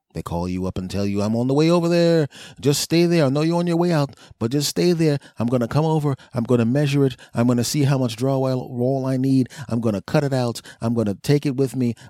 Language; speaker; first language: English; native; English